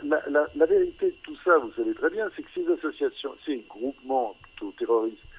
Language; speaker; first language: French; native; French